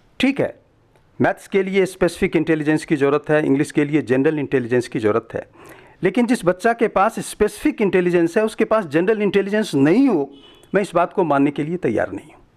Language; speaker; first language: Hindi; native; Hindi